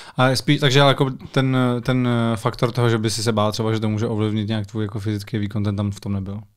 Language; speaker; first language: Czech; native; Czech